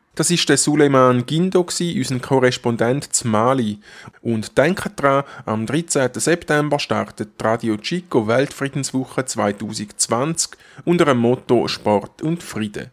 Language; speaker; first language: German; native; German